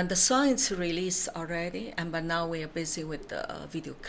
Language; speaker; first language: English; non-native, learner; Chinese